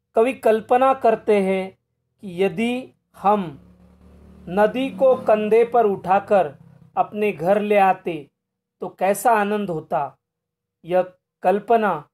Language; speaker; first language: Hindi; non-native, local second language; Marathi